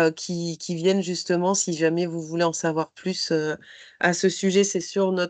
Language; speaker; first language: French; native; French